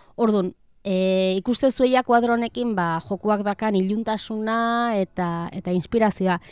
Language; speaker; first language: Basque; native; Basque